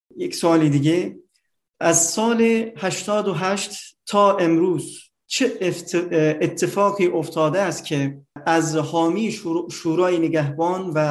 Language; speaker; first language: Persian; non-native, fluent; Turkish